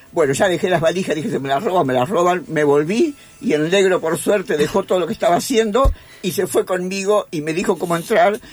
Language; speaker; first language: Spanish; native; Spanish